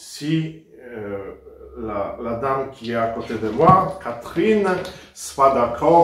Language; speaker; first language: French; non-native, fluent; Polish